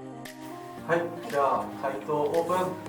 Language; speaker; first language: Japanese; non-native, fluent; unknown